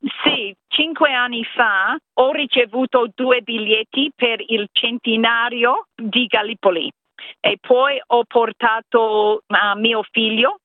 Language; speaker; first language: Italian; non-native, fluent; English